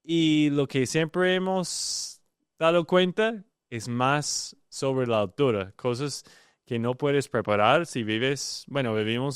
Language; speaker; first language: Spanish; non-native, learner; English